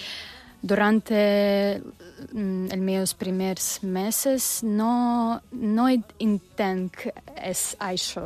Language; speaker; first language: Catalan; non-native, learner; Russian